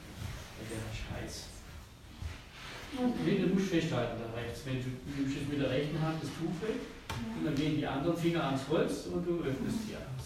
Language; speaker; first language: German; native; German